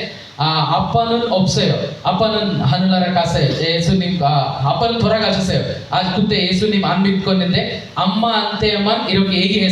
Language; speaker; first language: Korean; non-native, learner; Telugu